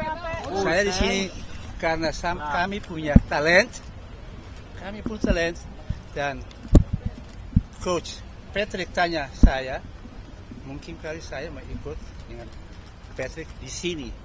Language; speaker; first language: Indonesian; early bilingual, heritage; Indonesian